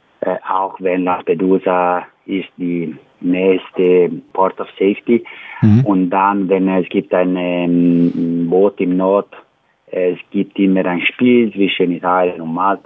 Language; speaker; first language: German; non-native, learner; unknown